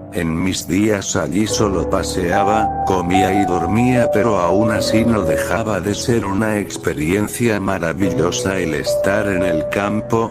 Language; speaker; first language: Spanish; native; Spanish